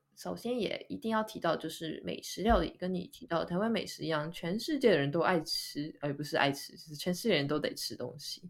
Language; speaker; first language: Chinese; native; Chinese